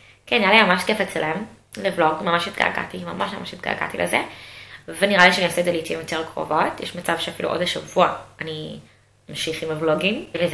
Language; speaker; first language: Hebrew; native; Hebrew